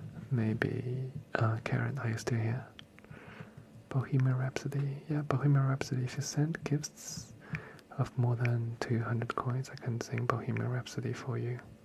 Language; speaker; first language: English; non-native, fluent; Chinese